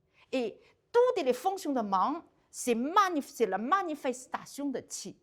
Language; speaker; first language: French; non-native, learner; Chinese